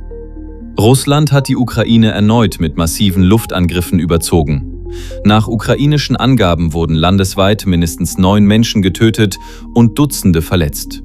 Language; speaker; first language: German; native; German